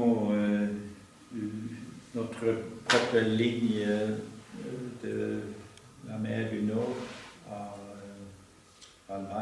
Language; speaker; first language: French; non-native, learner; Norwegian